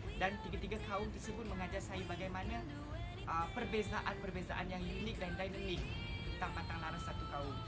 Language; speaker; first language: Malay; native; Malay